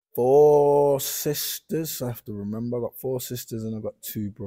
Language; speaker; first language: English; native; English